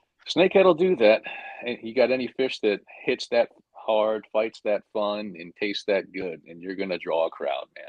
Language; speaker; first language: English; native; English